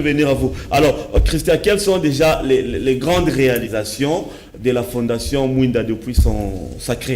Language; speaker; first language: French; non-native, local second language; Lingala